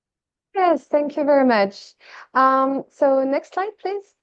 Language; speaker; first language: English; non-native, fluent; French